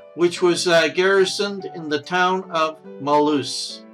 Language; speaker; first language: English; native; English